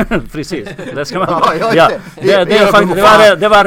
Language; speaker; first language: Swedish; non-native, fluent; Serbian